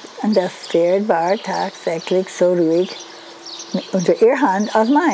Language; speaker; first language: German; non-native, fluent; English